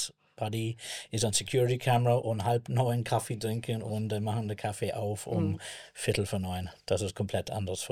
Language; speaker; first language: German; non-native, learner; English